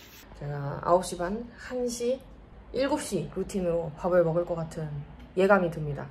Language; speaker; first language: Korean; native; Korean